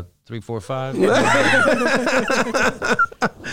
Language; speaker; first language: English; early bilingual, other home language; Greek